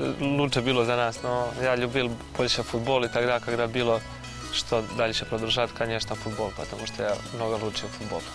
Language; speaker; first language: Russian; non-native, learner; Serbian